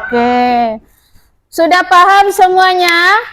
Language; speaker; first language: Indonesian; native; Indonesian